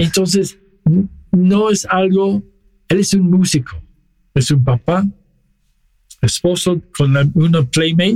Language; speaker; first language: Spanish; non-native, fluent; English